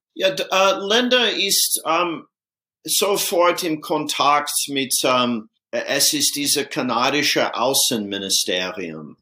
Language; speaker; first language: German; non-native, fluent; English